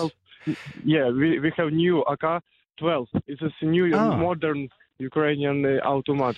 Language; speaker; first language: English; non-native, learner; Ukrainian